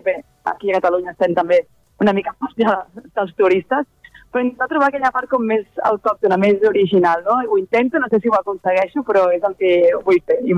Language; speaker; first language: Catalan; native; Catalan